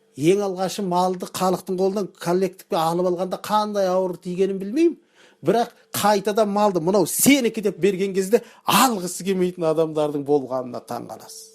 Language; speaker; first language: Kazakh; early bilingual, heritage; Kazakh